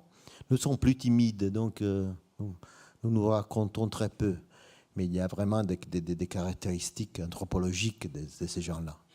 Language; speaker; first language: French; non-native, fluent; Italian